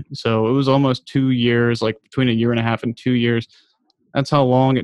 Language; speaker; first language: English; native; English